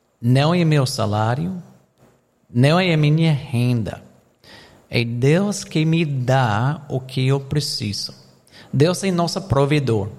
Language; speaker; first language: Portuguese; non-native, fluent; English